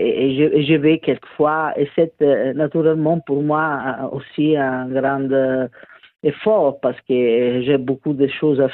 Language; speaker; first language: French; non-native, fluent; Italian